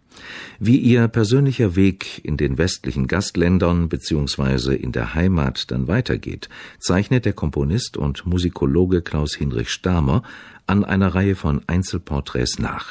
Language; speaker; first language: German; native; German